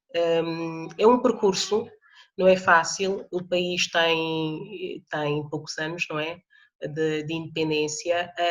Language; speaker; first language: Portuguese; early bilingual, other home language; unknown